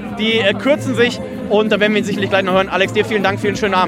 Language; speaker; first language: German; native; German